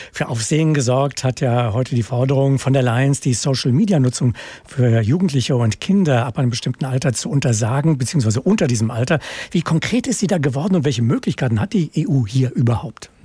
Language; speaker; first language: German; native; German